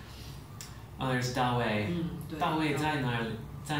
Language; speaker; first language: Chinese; non-native, learner; English